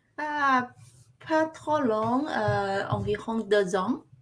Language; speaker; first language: French; non-native, learner; Chinese